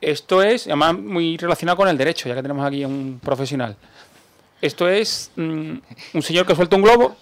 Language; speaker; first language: Spanish; native; Spanish